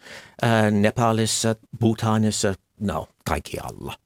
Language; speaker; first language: Finnish; non-native, fluent; English